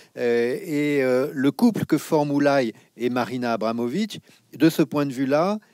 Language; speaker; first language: French; native; French